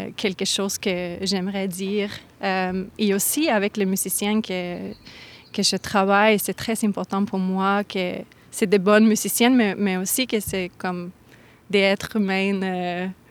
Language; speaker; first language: French; non-native, fluent; Norwegian